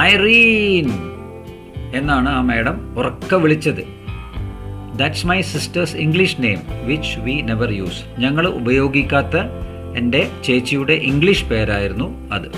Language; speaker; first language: Malayalam; native; Malayalam